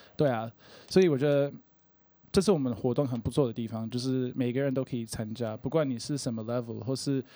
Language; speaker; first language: Chinese; non-native, fluent; English